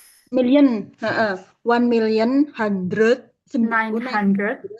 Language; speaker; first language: English; non-native, learner; Javanese